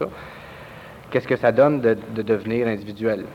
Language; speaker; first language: French; native; French